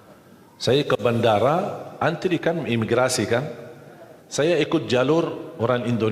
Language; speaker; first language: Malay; non-native, fluent; Arabic